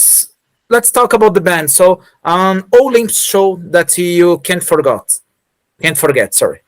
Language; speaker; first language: English; non-native, fluent; Portuguese